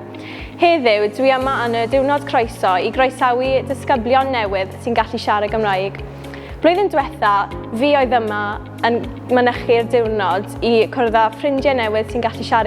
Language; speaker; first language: Welsh; non-native, local second language; English